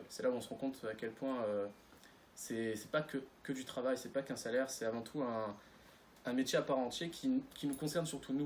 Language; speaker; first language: French; native; French